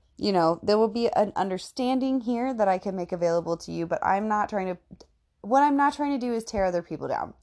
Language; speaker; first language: English; native; English